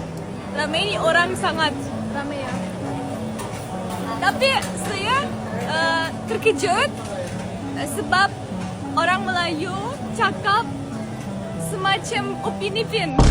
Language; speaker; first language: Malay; non-native, learner; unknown